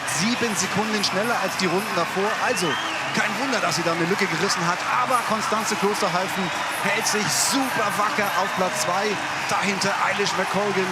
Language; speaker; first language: German; native; German